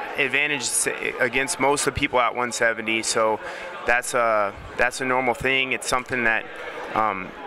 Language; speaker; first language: English; native; English